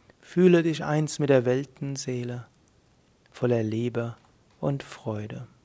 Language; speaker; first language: German; native; German